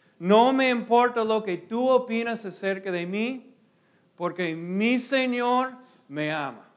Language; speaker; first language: Spanish; non-native, fluent; English